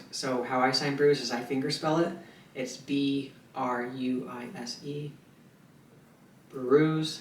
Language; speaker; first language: English; native; English